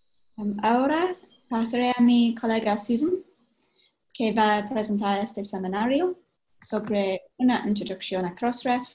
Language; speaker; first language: Spanish; non-native, fluent; English